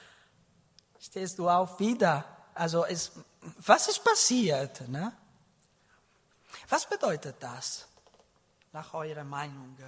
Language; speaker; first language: German; non-native, learner; Italian